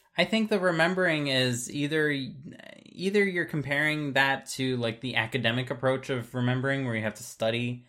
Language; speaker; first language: English; native; English